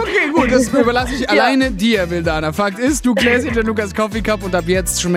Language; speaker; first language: German; native; German